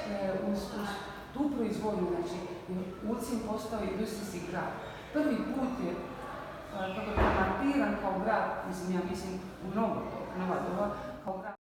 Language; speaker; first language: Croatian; non-native, fluent; German